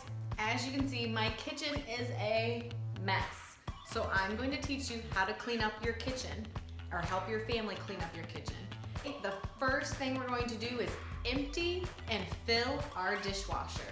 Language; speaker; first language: English; native; English